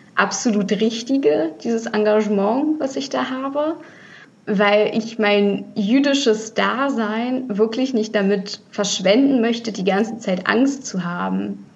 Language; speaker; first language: German; early bilingual, other home language; Russian